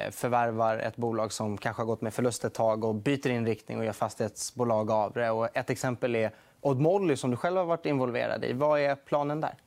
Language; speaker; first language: Swedish; native; Swedish